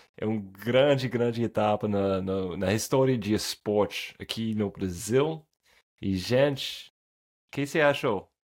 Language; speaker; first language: Portuguese; non-native, fluent; English